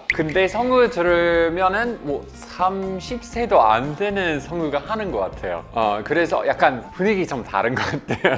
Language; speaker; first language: Korean; non-native, fluent; English